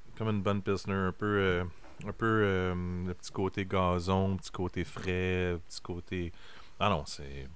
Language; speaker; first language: French; native; French